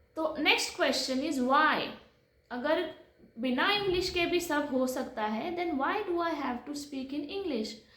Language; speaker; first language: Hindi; non-native, local second language; Marathi